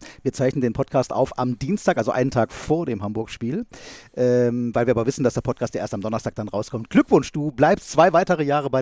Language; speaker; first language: German; native; German